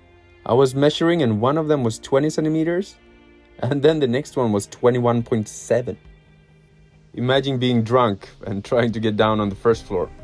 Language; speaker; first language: English; non-native, fluent; Swedish